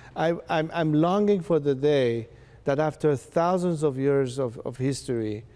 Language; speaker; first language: English; non-native, fluent; Persian